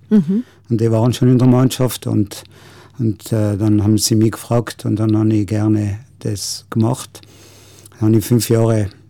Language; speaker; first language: German; non-native, local second language; Ladin